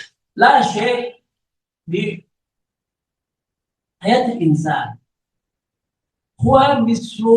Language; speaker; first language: Arabic; non-native, learner; Malay